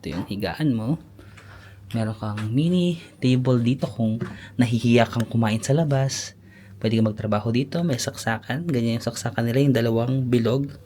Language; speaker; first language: Filipino; native; Filipino